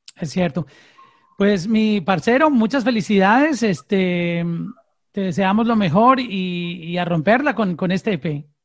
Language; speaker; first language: Spanish; native; Spanish